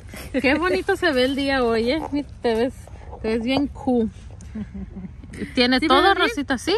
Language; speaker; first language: Spanish; early bilingual, heritage; Spanish